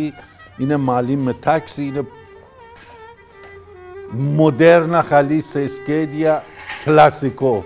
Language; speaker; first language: Greek; non-native, learner; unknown